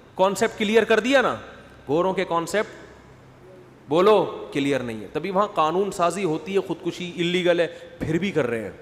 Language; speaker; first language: Urdu; native; Urdu